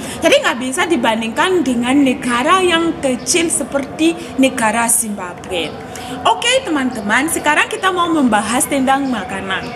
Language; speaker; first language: Indonesian; non-native, fluent; Shona